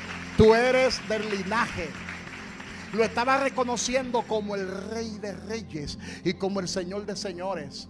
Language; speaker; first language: Spanish; native; Spanish